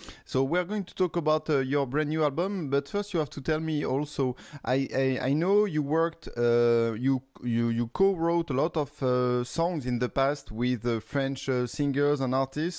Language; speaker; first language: English; non-native, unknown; French